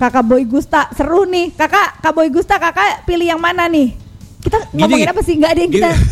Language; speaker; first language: Indonesian; native; Indonesian